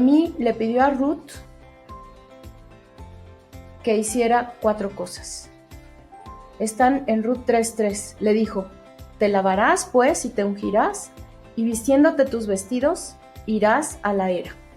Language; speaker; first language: Spanish; native; Spanish